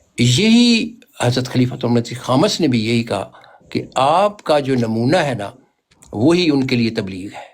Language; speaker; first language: Urdu; non-native, local second language; Punjabi